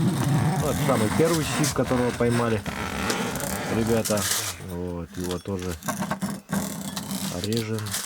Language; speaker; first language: Russian; native; Russian